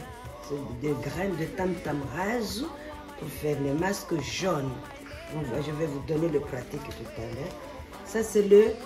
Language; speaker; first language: French; non-native, local second language; Comorian